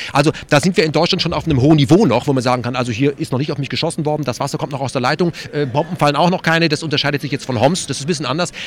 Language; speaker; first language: German; native; German